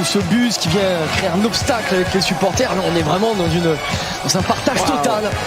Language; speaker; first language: French; native; French